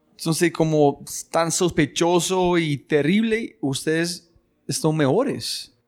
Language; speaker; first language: Spanish; non-native, fluent; English